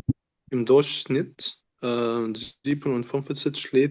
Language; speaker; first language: German; non-native, learner; Arabic